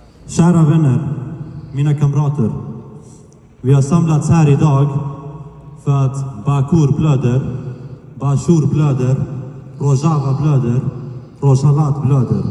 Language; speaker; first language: Swedish; early bilingual, other home language; Kurdish